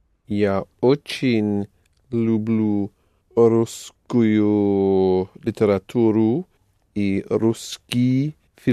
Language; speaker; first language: Russian; non-native, learner; English